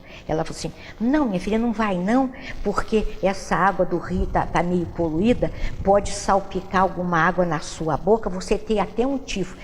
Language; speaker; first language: Portuguese; native; Portuguese